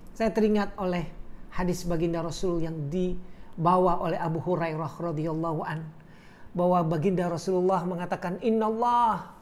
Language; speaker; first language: Indonesian; native; Indonesian